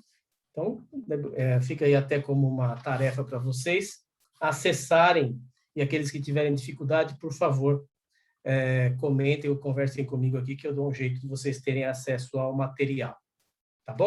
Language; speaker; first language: Portuguese; native; Portuguese